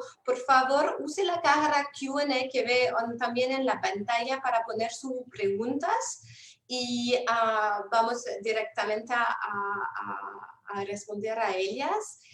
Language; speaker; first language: Spanish; non-native, fluent; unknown